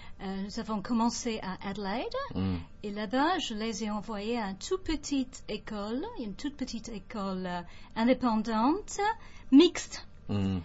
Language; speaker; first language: French; non-native, fluent; English